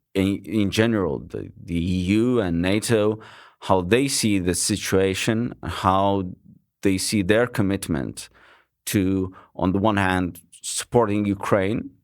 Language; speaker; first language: English; non-native, fluent; Lithuanian